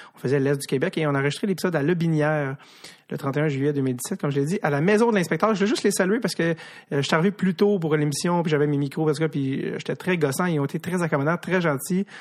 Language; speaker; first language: French; native; French